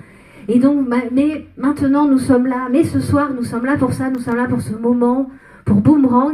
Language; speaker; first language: French; native; French